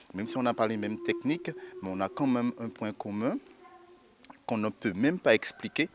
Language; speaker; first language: French; native; French